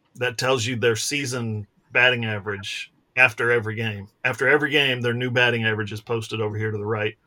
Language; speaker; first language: English; native; English